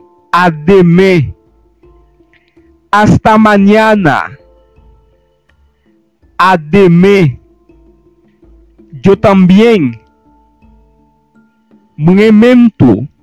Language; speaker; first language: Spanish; non-native, fluent; Haitian Creole